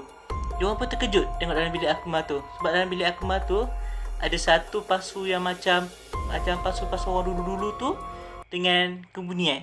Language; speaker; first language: Malay; native; Malay